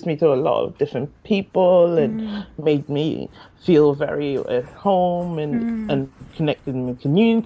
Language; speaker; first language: English; non-native, local second language; Yoruba